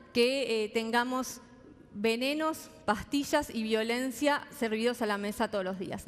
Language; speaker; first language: Spanish; native; Spanish